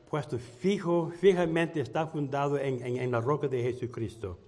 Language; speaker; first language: Spanish; non-native, fluent; English